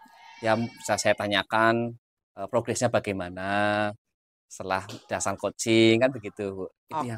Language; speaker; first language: Indonesian; native; Indonesian